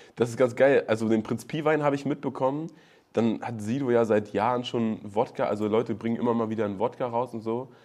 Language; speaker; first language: German; native; German